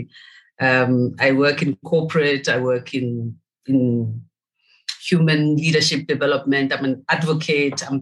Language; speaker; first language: English; non-native, local second language; Zulu